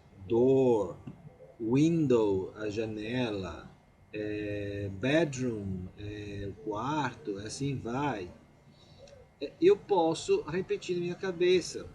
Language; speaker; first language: Portuguese; non-native, fluent; Italian